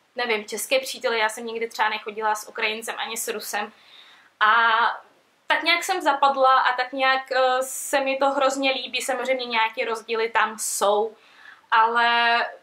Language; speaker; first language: Czech; early bilingual, other home language; Russian